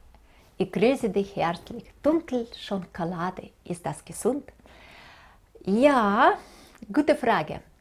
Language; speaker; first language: German; non-native, fluent; Russian